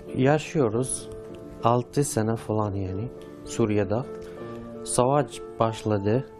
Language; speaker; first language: Turkish; non-native, learner; Arabic